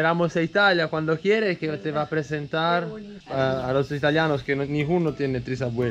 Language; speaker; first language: Spanish; non-native, learner; Italian